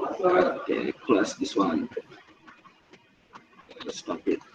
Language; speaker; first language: English; non-native, learner; Indonesian